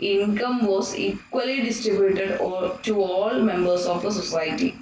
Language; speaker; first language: English; non-native, local second language; Malayalam